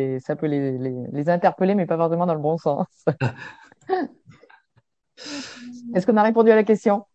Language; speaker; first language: French; native; French